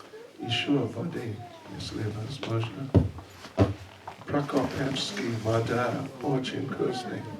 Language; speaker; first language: Russian; non-native, learner; English